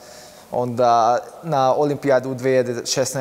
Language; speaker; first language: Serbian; non-native, local second language; Hungarian